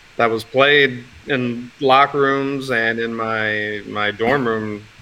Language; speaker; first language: English; native; English